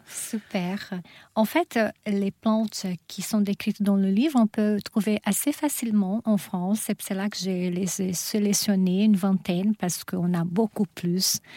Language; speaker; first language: French; non-native, fluent; Portuguese